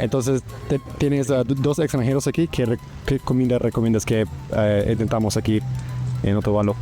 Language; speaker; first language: Spanish; non-native, fluent; English